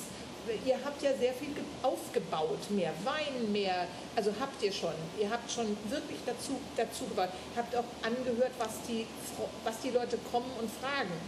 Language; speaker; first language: German; native; German